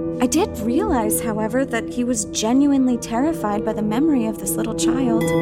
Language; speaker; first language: English; native; English